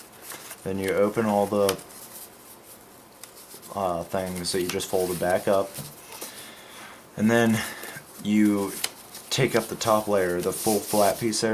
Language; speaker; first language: English; native; English